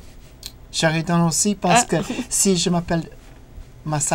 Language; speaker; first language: French; non-native, fluent; English